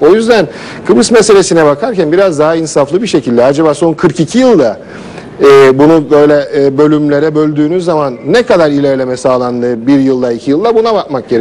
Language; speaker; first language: Turkish; native; Turkish